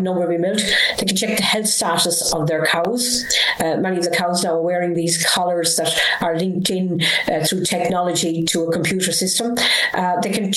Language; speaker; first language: English; native; English